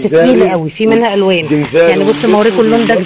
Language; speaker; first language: Arabic; native; Arabic